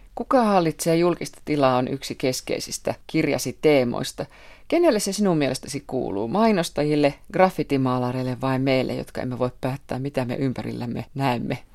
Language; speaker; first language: Finnish; native; Finnish